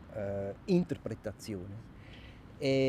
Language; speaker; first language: Italian; non-native, local second language; German